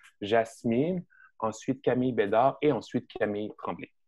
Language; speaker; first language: French; native; French